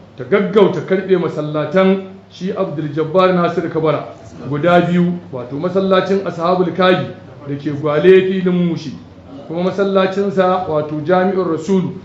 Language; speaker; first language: Hausa; native; Hausa